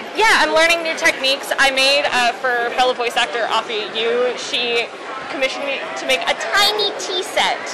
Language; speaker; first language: English; native; English